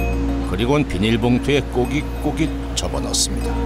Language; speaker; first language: Korean; native; Korean